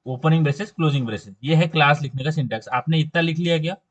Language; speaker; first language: Hindi; non-native, local second language; Marathi